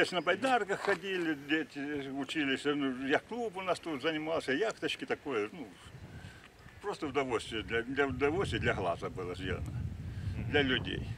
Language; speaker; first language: Russian; native; Russian